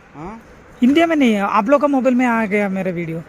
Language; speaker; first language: Hindi; non-native, local second language; Malayalam